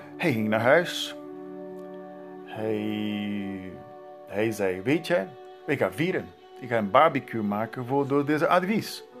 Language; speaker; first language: Dutch; non-native, learner; Portuguese